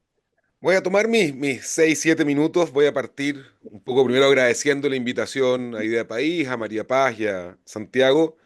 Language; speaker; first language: Spanish; native; Spanish